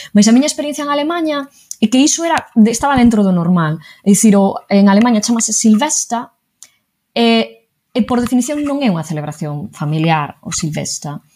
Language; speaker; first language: Galician; native; Galician